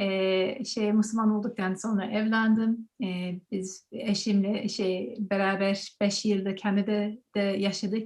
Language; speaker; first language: Turkish; non-native, learner; English